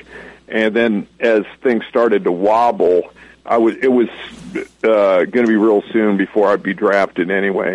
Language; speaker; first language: English; native; English